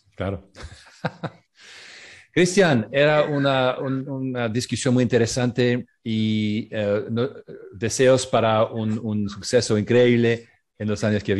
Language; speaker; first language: Spanish; non-native, learner; English